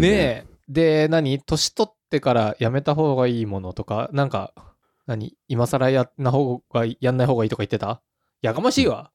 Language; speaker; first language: Japanese; native; Japanese